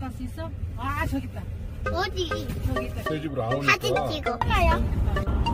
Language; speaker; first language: Korean; non-native, learner; Filipino